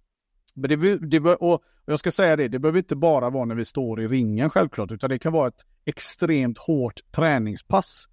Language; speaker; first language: Swedish; native; Swedish